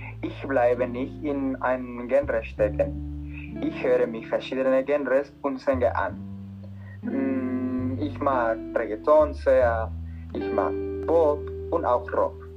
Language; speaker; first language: German; non-native, learner; Spanish